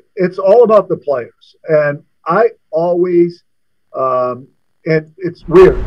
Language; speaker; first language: English; native; English